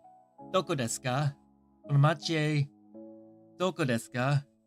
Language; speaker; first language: Japanese; non-native, learner; English